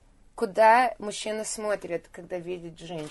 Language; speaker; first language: Russian; early bilingual, heritage; Russian